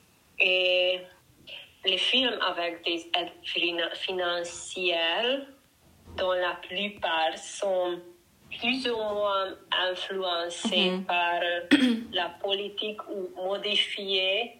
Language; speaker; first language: French; non-native, learner; Hungarian